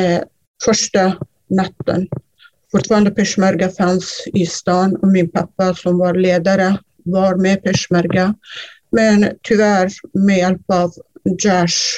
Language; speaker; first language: Swedish; non-native, fluent; Kurdish